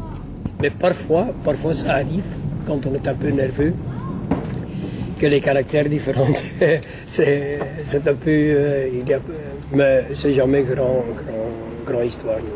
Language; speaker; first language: French; non-native, local second language; Dutch